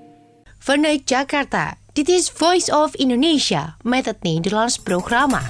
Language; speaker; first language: Dutch; non-native, fluent; Indonesian